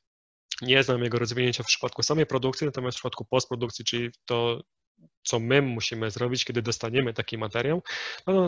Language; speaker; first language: Polish; native; Polish